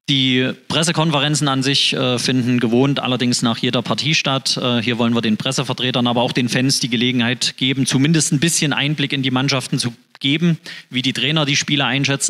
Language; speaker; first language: German; native; German